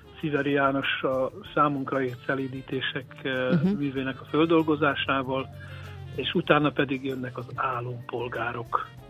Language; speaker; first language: Hungarian; native; Hungarian